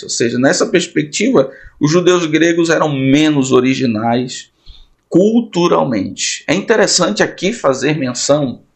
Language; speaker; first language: Portuguese; native; Portuguese